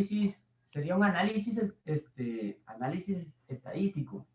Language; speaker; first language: Spanish; native; Spanish